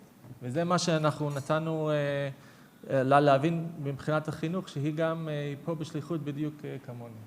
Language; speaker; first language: Hebrew; non-native, fluent; English